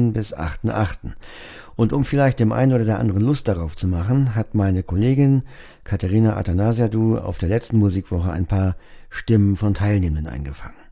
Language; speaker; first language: German; native; German